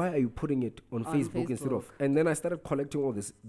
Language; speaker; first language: English; non-native, local second language; Tsonga